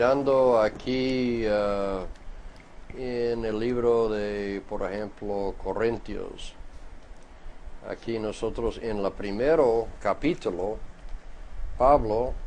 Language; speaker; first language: Spanish; non-native, fluent; English